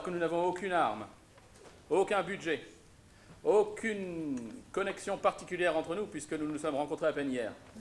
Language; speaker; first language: French; native; French